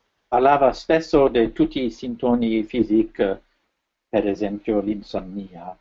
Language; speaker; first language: Italian; non-native, fluent; French